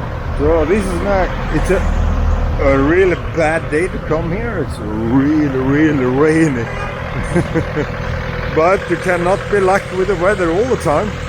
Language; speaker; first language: English; non-native, fluent; Swedish